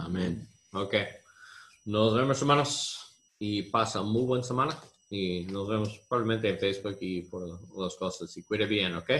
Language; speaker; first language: Spanish; non-native, learner; English